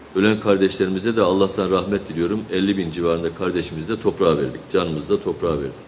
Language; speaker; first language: Turkish; native; Turkish